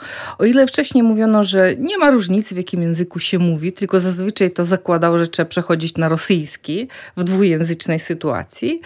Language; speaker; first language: Polish; non-native, fluent; Ukrainian